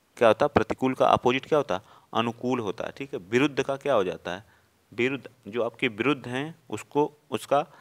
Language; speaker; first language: Hindi; native; Hindi